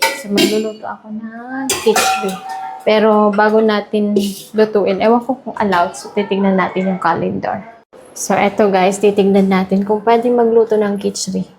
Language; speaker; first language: Filipino; non-native, local second language; Iloko